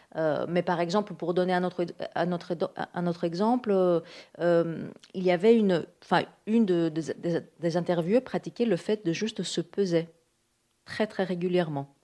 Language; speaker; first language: French; non-native, fluent; Greek